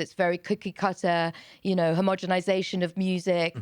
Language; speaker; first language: English; native; English